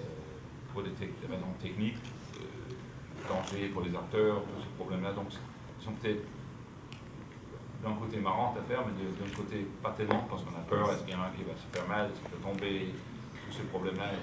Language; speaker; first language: French; non-native, fluent; Danish